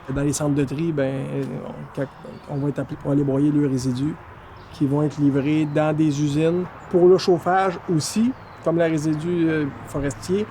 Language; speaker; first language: French; native; French